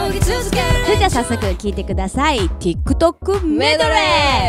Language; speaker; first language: Japanese; native; Japanese